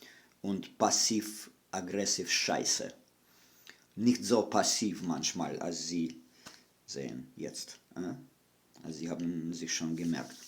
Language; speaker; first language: German; non-native, fluent; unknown